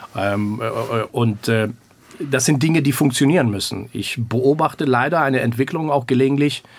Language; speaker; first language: German; early bilingual, other home language; Persian